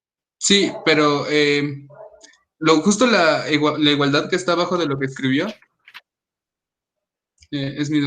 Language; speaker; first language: Spanish; native; Spanish